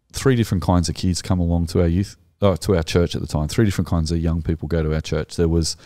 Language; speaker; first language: English; native; English